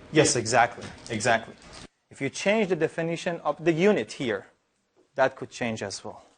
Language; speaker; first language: English; non-native, fluent; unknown